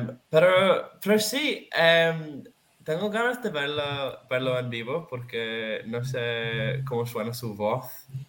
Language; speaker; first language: Spanish; non-native, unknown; English